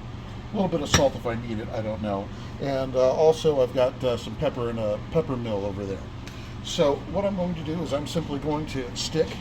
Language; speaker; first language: English; native; English